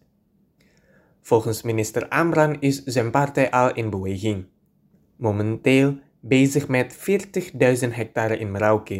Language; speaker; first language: Dutch; non-native, fluent; Indonesian